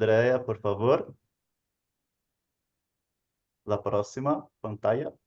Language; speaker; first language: Spanish; non-native, fluent; Portuguese